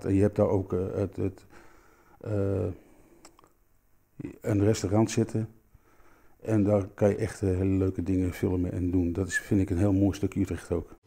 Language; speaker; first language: Dutch; native; Dutch